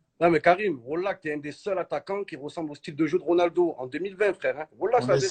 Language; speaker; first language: French; native; French